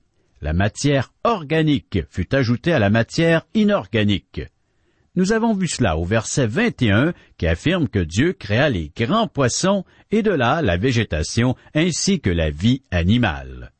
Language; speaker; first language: French; native; French